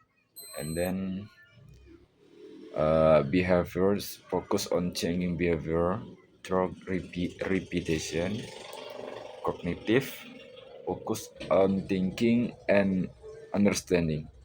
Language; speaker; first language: English; non-native, learner; Indonesian